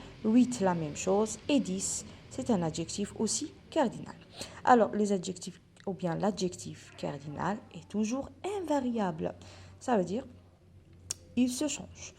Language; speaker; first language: French; non-native, local second language; Arabic